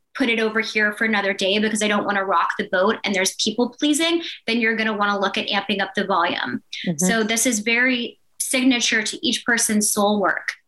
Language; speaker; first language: English; native; English